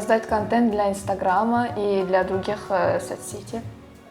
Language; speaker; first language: Russian; native; Russian